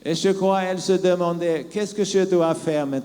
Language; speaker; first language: French; non-native, learner; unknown